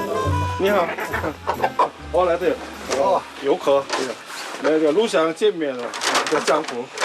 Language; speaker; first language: Chinese; non-native, learner; Korean